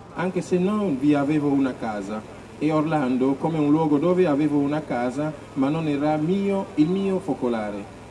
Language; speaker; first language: Italian; native; Italian